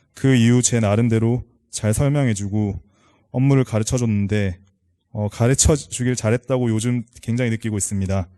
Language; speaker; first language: Korean; native; Korean